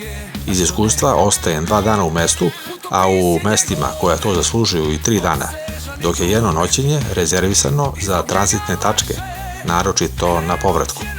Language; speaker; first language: Serbian; native; Serbian